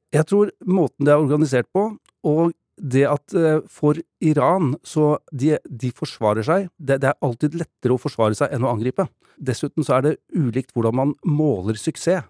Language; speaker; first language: Norwegian; native; Norwegian